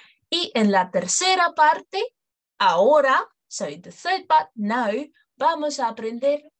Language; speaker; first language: Spanish; non-native, fluent; English